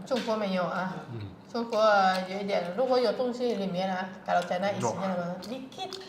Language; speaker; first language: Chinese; early bilingual, heritage; Indonesian